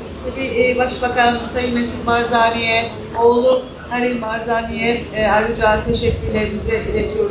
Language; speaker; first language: Turkish; native; Turkish